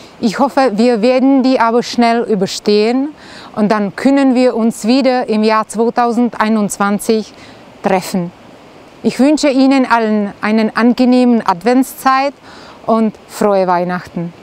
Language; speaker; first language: German; non-native, local second language; Czech